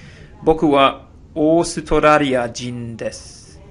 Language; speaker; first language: Japanese; non-native, fluent; English